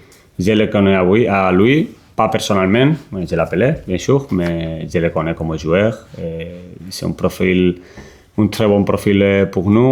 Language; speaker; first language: French; non-native, learner; Spanish